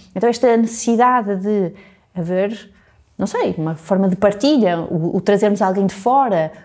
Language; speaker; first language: Portuguese; native; Portuguese